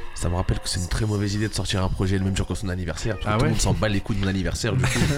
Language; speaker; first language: French; native; French